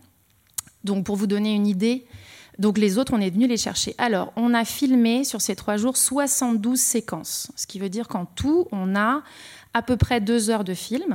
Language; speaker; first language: French; native; French